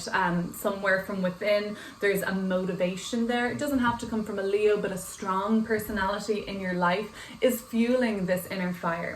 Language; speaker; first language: English; native; English